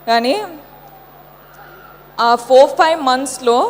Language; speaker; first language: Telugu; non-native, local second language; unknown